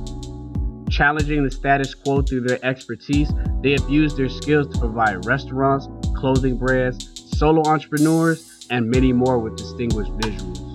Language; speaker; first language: English; native; English